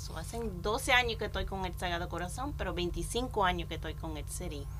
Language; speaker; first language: Spanish; native; Spanish